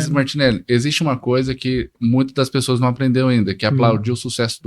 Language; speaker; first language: Portuguese; native; Portuguese